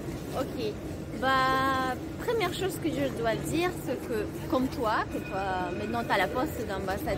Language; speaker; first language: French; non-native, fluent; Spanish